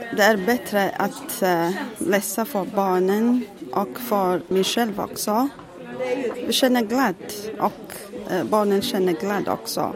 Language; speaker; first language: Swedish; non-native, learner; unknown